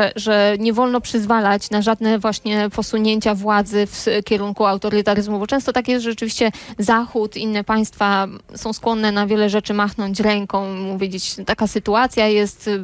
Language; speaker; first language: Polish; native; Polish